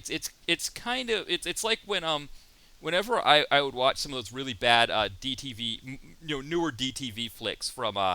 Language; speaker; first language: English; native; English